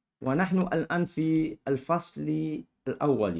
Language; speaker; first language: Arabic; non-native, fluent; Malay